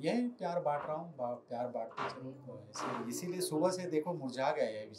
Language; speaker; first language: Hindi; native; Hindi